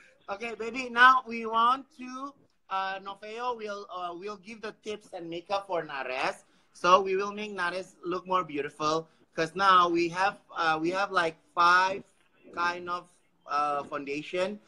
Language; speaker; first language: English; non-native, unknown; Indonesian